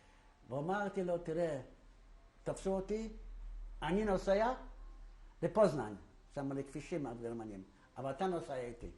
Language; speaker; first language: Hebrew; non-native, fluent; Yiddish